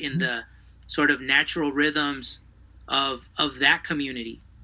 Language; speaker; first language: English; early bilingual, other home language; Spanish